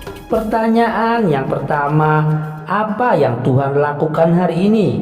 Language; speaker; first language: Indonesian; native; Indonesian